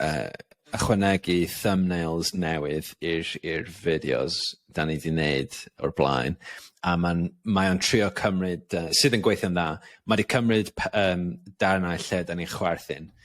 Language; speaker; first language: Welsh; non-native, local second language; English